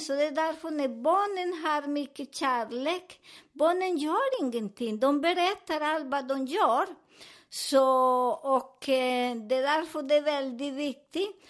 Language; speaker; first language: Swedish; non-native, fluent; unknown